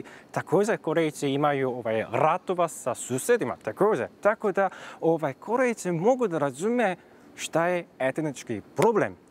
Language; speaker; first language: Serbian; non-native, fluent; Korean